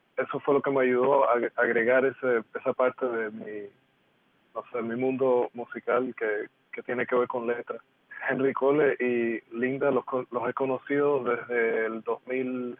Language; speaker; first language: Spanish; early bilingual, heritage; Spanish